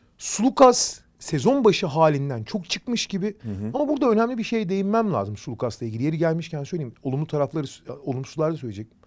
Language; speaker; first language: Turkish; native; Turkish